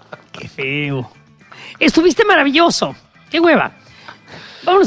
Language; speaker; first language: Spanish; native; Spanish